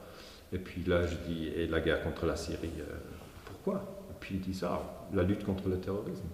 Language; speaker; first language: French; non-native, local second language; German